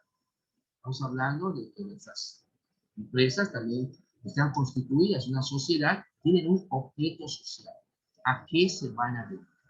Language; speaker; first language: Spanish; native; Spanish